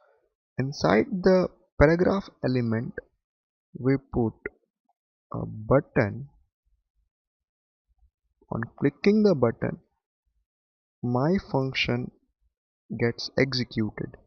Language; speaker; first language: English; non-native, local second language; Gujarati